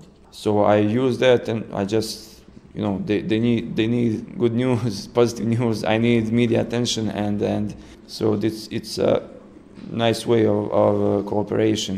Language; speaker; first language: English; non-native, fluent; Serbian